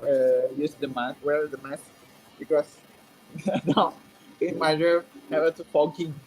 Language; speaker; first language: English; non-native, learner; Indonesian